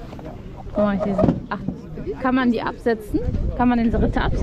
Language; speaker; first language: German; early bilingual, other home language; Turkish